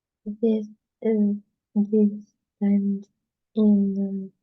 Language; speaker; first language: English; non-native, learner; Russian